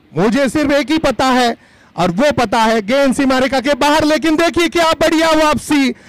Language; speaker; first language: Hindi; non-native, local second language; Marathi